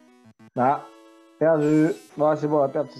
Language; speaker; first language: French; native; French